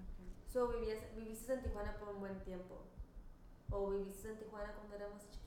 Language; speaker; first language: Spanish; early bilingual, heritage; Spanish